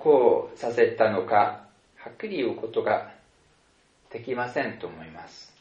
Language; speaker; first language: Japanese; non-native, fluent; German